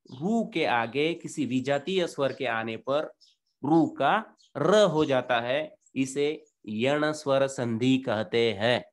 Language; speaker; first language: Hindi; non-native, local second language; Marathi